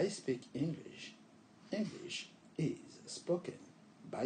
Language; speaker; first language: English; non-native, fluent; French